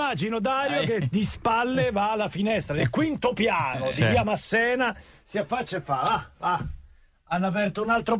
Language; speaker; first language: Italian; native; Italian